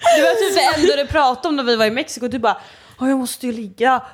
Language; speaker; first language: Swedish; native; Swedish